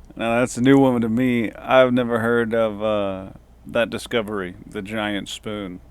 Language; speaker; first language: English; native; English